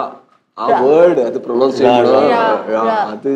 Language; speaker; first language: Malayalam; non-native, learner; Kannada